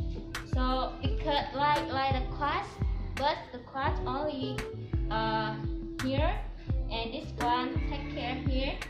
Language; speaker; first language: English; non-native, learner; Vietnamese